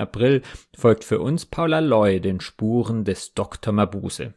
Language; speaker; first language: German; native; German